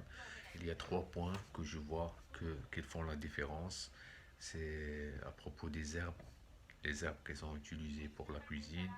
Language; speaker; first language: French; non-native, local second language; Arabic